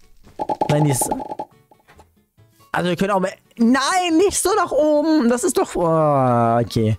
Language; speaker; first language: German; native; German